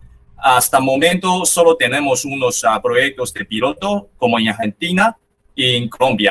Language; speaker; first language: Spanish; non-native, fluent; Chinese